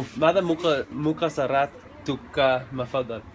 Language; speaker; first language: Arabic; non-native, learner; English